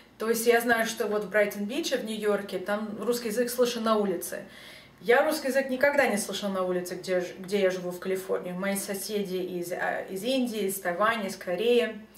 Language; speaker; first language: Russian; early bilingual, heritage; Russian